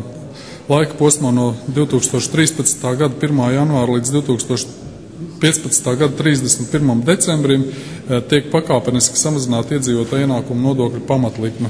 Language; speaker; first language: Latvian; native; Latvian